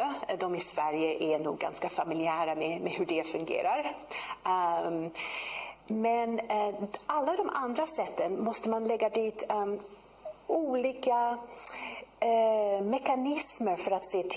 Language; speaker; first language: Swedish; non-native, fluent; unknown